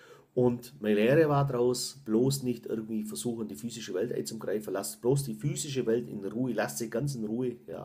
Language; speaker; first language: German; native; German